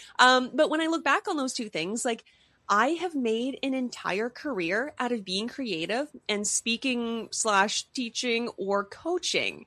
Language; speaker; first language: English; native; English